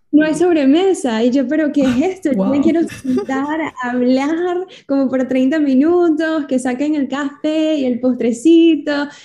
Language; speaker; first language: Spanish; native; Spanish